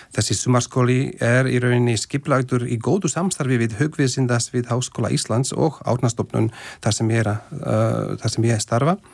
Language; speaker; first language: Icelandic; non-native, fluent; Slovak